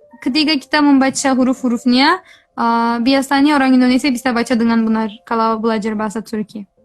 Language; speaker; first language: Indonesian; non-native, fluent; Turkish